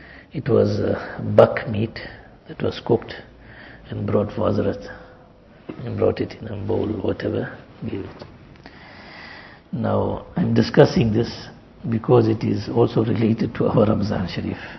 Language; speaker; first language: English; native; English